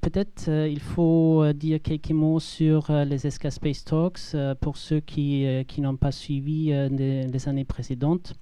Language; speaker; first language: French; non-native, fluent; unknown